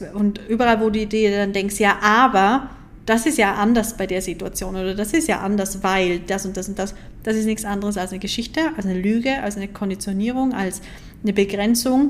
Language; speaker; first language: German; native; German